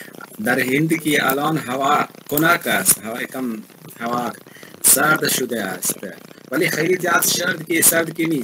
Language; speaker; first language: Persian; non-native, learner; Hindi